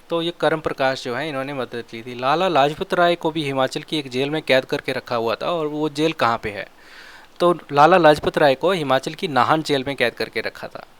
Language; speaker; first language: Hindi; non-native, local second language; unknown